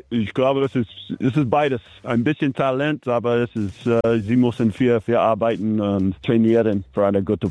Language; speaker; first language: German; non-native, learner; English